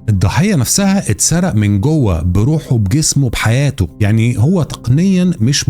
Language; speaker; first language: Arabic; native; Arabic